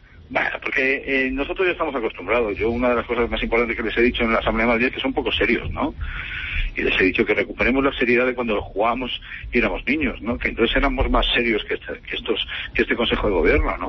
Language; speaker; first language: Spanish; native; Spanish